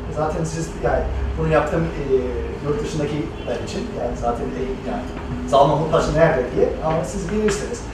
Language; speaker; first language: Turkish; non-native, fluent; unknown